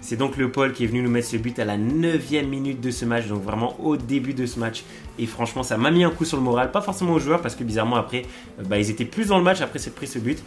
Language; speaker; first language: French; native; French